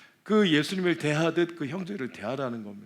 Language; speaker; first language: Korean; native; Korean